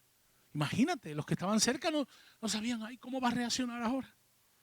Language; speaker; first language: Spanish; native; Spanish